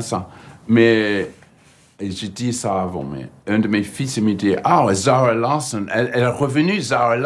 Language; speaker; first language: French; non-native, learner; English